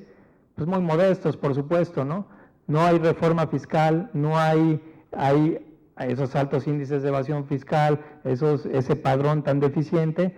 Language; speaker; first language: Spanish; native; Spanish